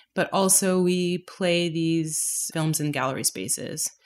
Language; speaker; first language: English; native; English